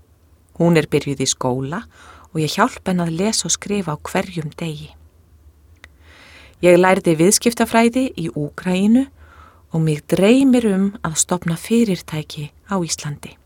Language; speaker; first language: Icelandic; non-native, learner; Ukrainian